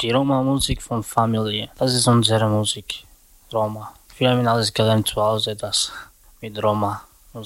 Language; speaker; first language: German; non-native, learner; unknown